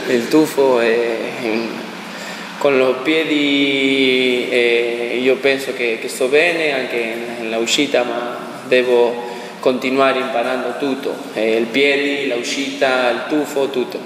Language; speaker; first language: Italian; non-native, learner; Spanish